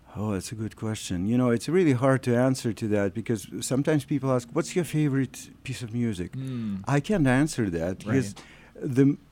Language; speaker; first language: English; non-native, fluent; Russian